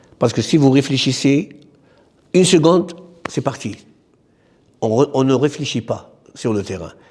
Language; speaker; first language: French; non-native, local second language; Arabic